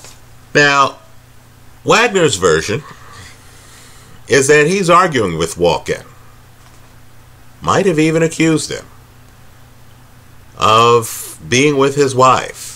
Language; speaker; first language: English; native; English